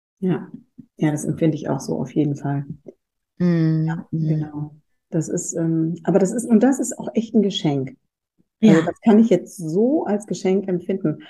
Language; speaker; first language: German; native; German